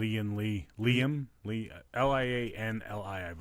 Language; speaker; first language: English; native; English